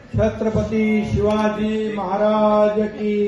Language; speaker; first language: Hindi; non-native, local second language; Marathi